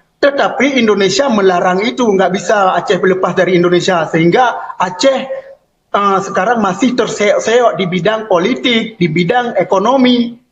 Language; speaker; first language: Indonesian; non-native, local second language; Achinese